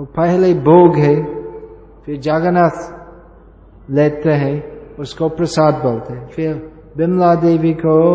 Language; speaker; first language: Hindi; non-native, fluent; English